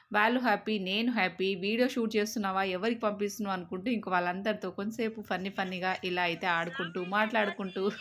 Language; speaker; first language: Telugu; native; Telugu